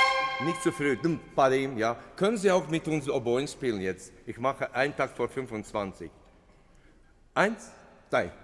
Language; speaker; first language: German; non-native, fluent; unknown